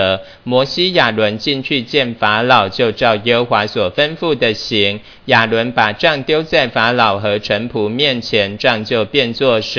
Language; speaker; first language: Chinese; native; Chinese